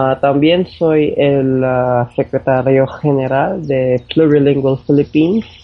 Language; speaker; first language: Spanish; non-native, fluent; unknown